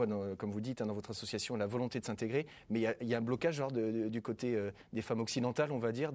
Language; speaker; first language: French; native; French